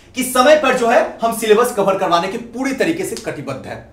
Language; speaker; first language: Hindi; native; Hindi